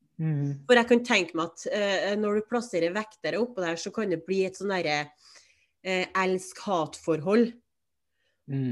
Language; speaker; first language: Norwegian; native; Norwegian